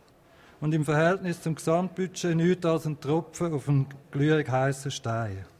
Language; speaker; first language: German; native; German